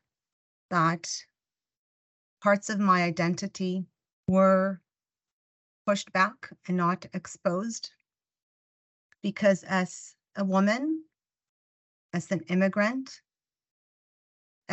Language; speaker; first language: English; non-native, fluent; Russian